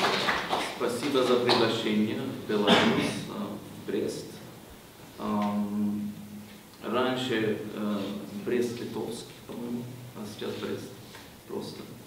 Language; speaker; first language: Russian; non-native, fluent; Swedish